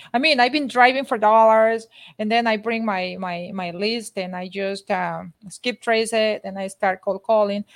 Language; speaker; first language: English; non-native, fluent; Spanish